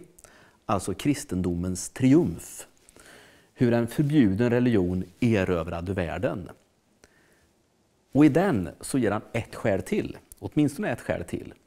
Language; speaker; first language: Swedish; native; Swedish